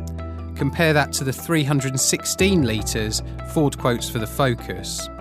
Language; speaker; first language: English; native; English